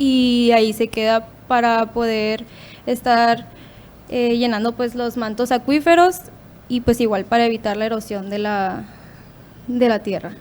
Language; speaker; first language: Spanish; native; Spanish